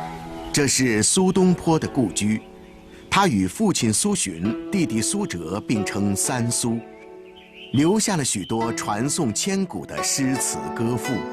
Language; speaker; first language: Chinese; native; Chinese